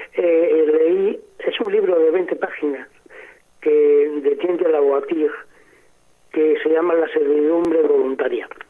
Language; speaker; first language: Spanish; native; Spanish